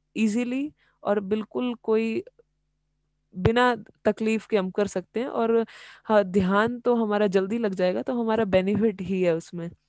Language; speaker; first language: Hindi; native; Hindi